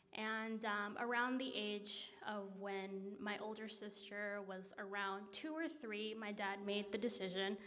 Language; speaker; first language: English; native; English